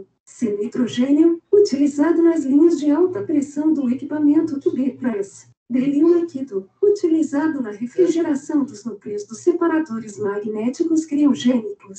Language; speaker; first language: Portuguese; native; Portuguese